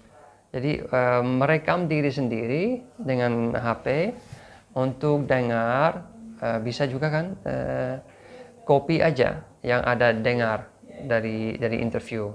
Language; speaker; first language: Indonesian; non-native, fluent; English